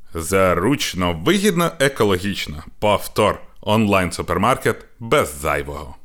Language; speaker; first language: Ukrainian; non-native, local second language; Russian